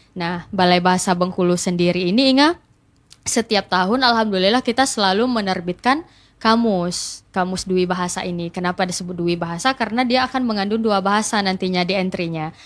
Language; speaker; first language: Indonesian; non-native, local second language; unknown